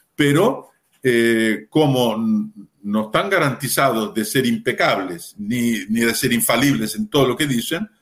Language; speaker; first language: Spanish; native; Spanish